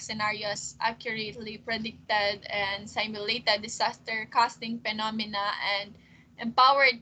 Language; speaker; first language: English; non-native, local second language; Filipino